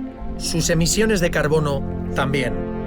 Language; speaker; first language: Spanish; native; Spanish